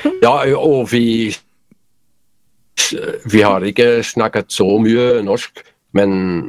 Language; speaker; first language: Norwegian; non-native, learner; Polish